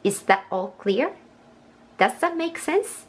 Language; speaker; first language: English; non-native, fluent; Japanese